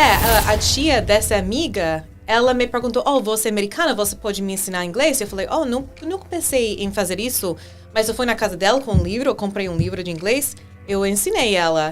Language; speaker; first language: Portuguese; non-native, fluent; English